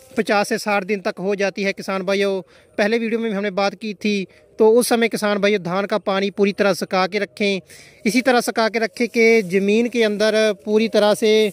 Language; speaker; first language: Hindi; non-native, local second language; Punjabi